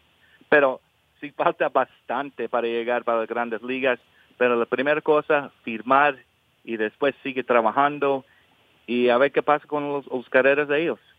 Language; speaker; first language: Spanish; early bilingual, heritage; English